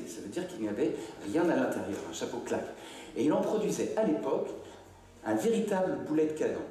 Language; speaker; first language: French; native; French